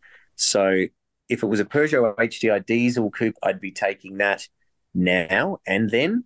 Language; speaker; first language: English; native; English